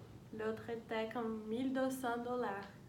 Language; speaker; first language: French; non-native, learner; Portuguese